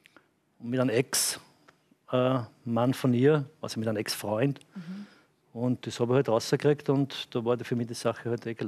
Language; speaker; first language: German; native; German